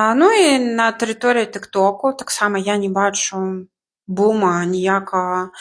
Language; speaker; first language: Belarusian; non-native, local second language; Russian